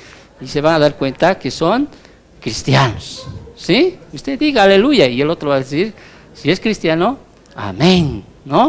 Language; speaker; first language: Spanish; native; Spanish